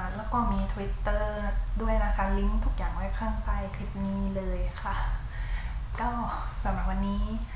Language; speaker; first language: Thai; early bilingual, other home language; English